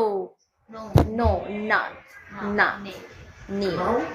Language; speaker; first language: English; non-native, learner; Indonesian